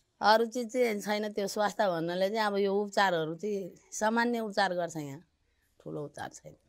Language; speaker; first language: Nepali; non-native, local second language; Maithili